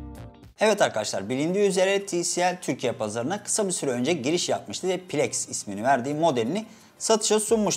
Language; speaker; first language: Turkish; native; Turkish